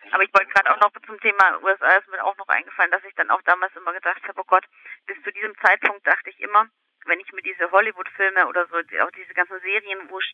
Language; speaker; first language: German; native; German